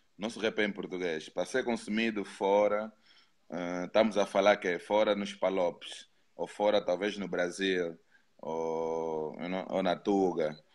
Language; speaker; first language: Portuguese; native; Portuguese